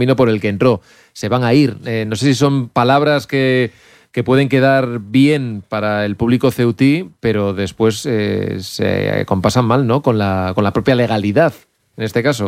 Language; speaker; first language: Spanish; native; Spanish